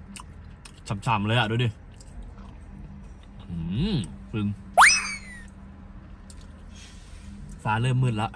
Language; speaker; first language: Thai; native; Thai